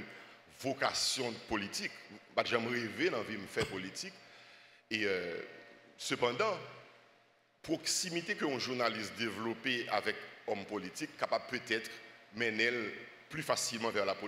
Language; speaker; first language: French; non-native, local second language; Haitian Creole